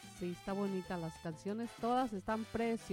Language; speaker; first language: Spanish; native; Spanish